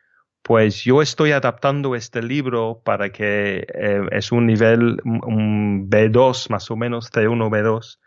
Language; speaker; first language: Spanish; non-native, fluent; English